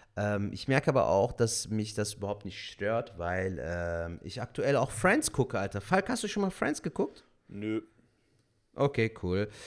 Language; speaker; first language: German; early bilingual, other home language; Turkish